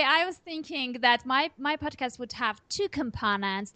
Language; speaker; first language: English; non-native, fluent; Armenian